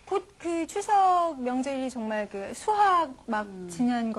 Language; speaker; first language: Korean; native; Korean